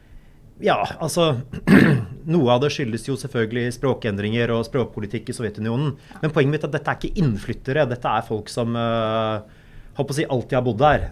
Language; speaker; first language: Norwegian; native; Norwegian